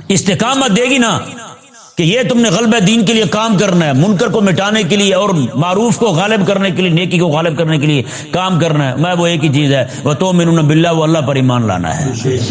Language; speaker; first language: Urdu; non-native, local second language; Punjabi